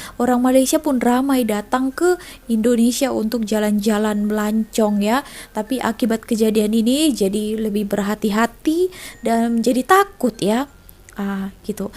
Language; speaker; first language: Indonesian; native; Indonesian